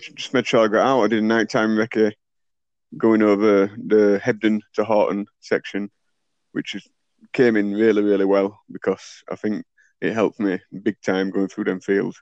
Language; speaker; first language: English; native; English